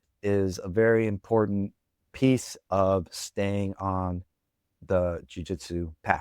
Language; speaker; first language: English; native; English